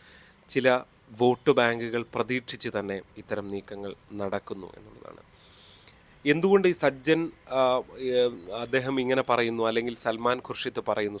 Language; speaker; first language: Malayalam; native; Malayalam